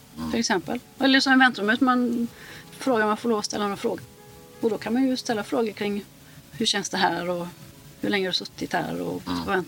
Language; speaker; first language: Swedish; native; Swedish